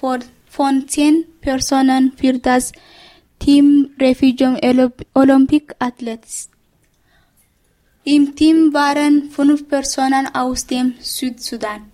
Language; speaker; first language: German; non-native, learner; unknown